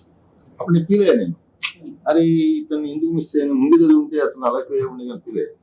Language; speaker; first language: Telugu; native; Telugu